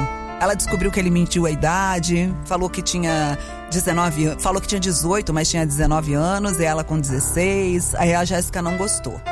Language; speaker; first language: Portuguese; native; Portuguese